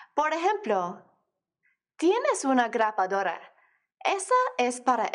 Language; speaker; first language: Spanish; non-native, fluent; English